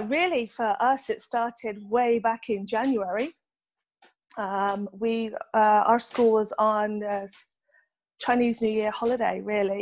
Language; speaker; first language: English; native; English